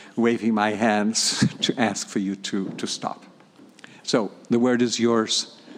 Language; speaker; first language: English; non-native, fluent; Portuguese